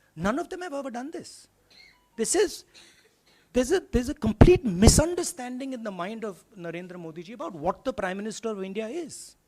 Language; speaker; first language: English; non-native, local second language; Hindi